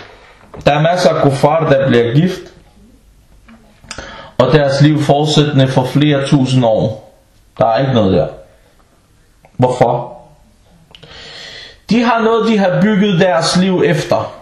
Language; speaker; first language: Danish; non-native, local second language; Arabic